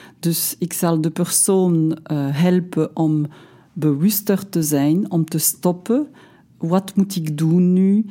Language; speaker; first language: Dutch; non-native, local second language; French